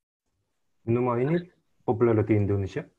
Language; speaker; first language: Indonesian; non-native, learner; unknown